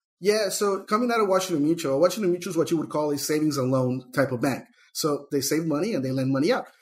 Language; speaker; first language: English; early bilingual, other home language; Spanish